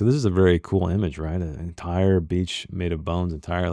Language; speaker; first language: English; native; English